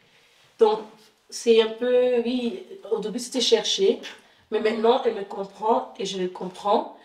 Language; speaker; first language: French; non-native, fluent; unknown